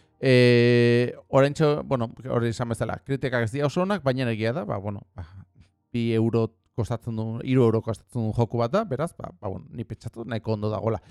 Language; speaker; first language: Basque; non-native, local second language; Spanish